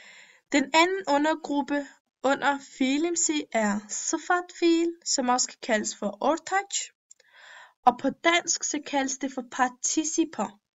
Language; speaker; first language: Danish; early bilingual, other home language; Turkish